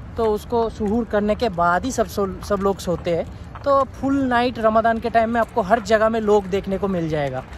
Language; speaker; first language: Hindi; native; Hindi